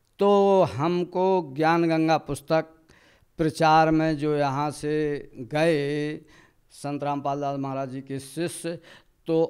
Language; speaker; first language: Hindi; native; Hindi